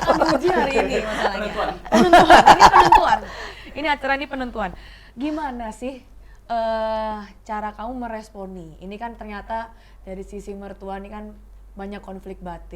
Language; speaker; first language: Indonesian; native; Indonesian